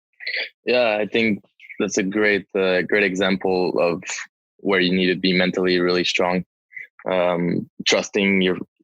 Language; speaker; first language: English; non-native, local second language; French